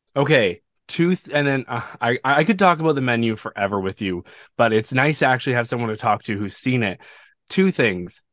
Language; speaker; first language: English; native; English